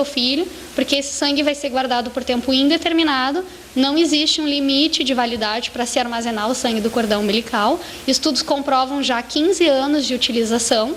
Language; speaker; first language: Portuguese; native; Portuguese